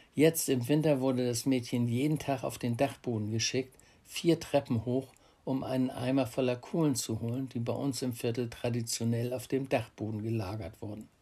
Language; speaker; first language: German; native; German